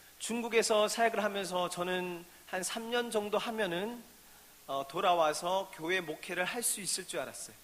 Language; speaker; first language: Korean; native; Korean